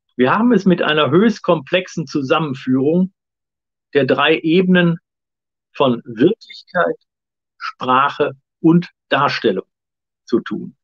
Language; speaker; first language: German; native; German